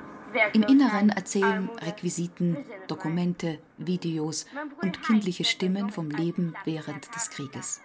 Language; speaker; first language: German; native; German